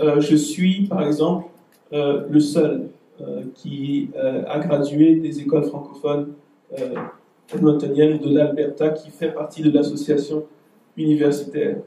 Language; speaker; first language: French; native; French